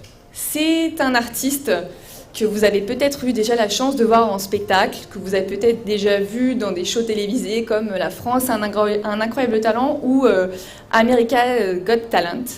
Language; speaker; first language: French; native; French